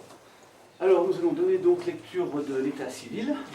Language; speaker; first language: French; native; French